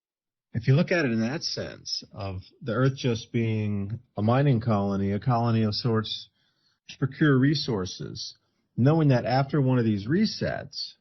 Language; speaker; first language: English; native; English